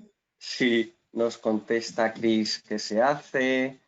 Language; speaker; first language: Spanish; native; Spanish